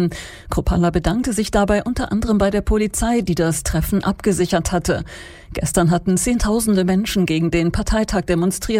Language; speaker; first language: German; native; German